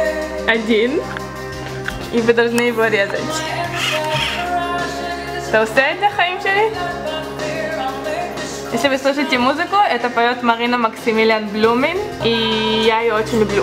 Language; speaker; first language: Russian; early bilingual, heritage; Russian